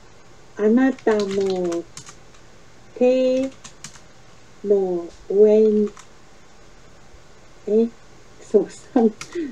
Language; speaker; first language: Japanese; non-native, learner; Chinese